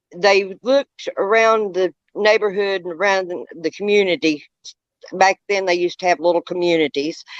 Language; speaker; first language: English; native; English